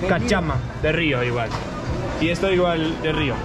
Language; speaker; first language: Spanish; non-native, fluent; Danish